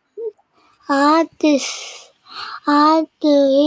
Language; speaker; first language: English; non-native, learner; Korean